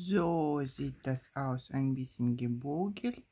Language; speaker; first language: German; non-native, fluent; Russian